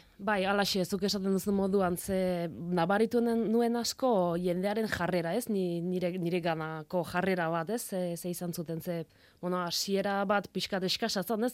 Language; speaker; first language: Basque; non-native, fluent; Polish